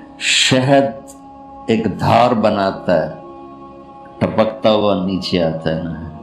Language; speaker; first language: Urdu; non-native, local second language; Punjabi